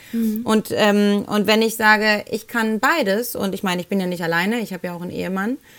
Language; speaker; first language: German; early bilingual, other home language; Spanish